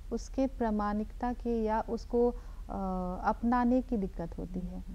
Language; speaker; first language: Hindi; native; Hindi